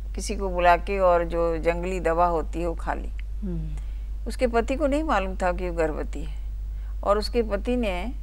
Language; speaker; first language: Hindi; native; Hindi